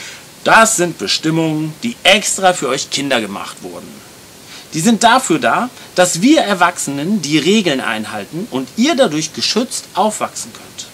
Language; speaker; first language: German; native; German